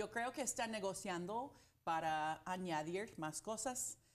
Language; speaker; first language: Spanish; non-native, fluent; English